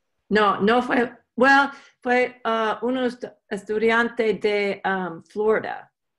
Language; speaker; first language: Spanish; non-native, learner; English